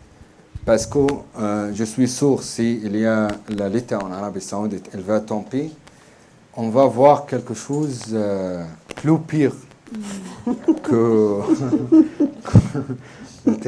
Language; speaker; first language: French; non-native, learner; Arabic